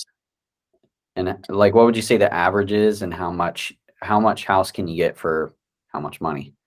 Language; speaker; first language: English; native; English